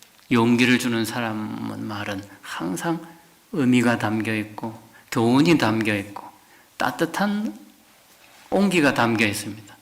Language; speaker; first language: Korean; native; Korean